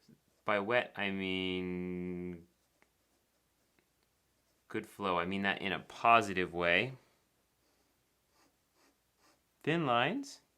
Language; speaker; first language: English; native; English